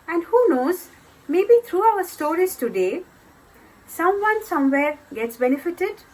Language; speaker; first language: English; non-native, local second language; Bangla